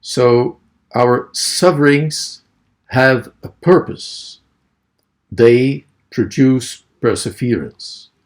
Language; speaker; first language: English; non-native, fluent; Dutch